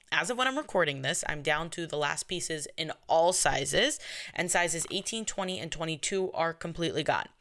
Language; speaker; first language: English; native; English